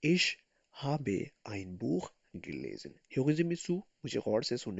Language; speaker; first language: German; non-native, fluent; Urdu